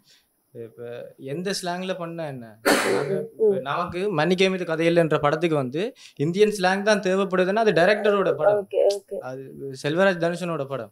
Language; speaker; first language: Tamil; native; Tamil